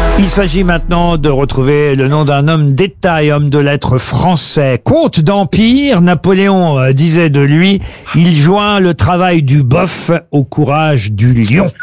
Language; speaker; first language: French; native; French